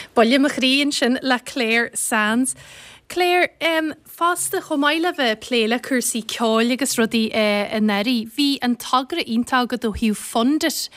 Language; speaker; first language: Irish; native; Irish